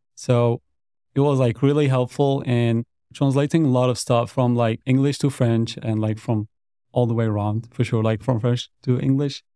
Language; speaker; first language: English; non-native, fluent; Arabic